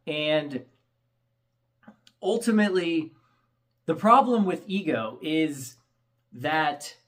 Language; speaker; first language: English; native; English